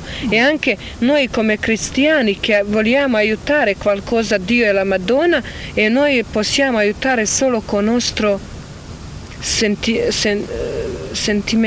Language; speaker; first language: Italian; non-native, learner; Croatian